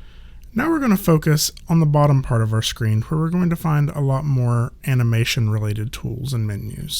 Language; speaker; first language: English; native; English